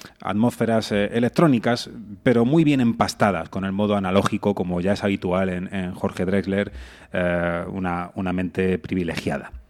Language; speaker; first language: Spanish; native; Spanish